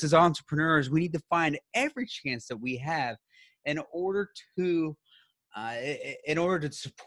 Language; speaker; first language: English; native; English